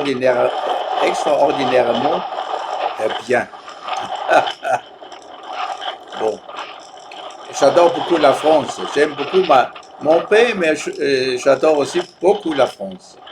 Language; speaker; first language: French; non-native, fluent; German